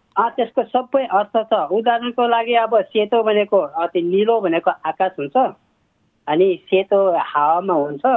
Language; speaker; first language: Nepali; non-native, local second language; Sherpa